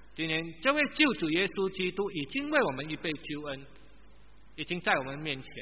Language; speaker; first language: Chinese; non-native, local second language; Min Nan Chinese